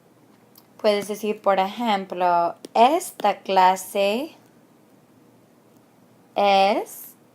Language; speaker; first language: Spanish; non-native, fluent; English